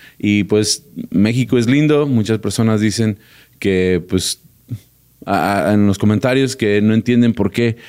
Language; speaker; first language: Spanish; early bilingual, heritage; Spanish